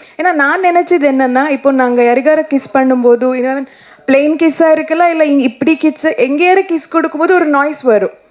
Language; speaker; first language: Tamil; non-native, learner; Kannada